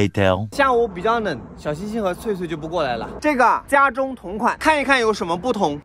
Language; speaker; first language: Chinese; native; Chinese